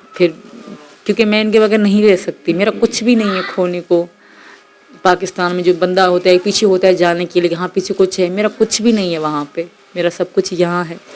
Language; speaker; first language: Urdu; non-native, local second language; Sindhi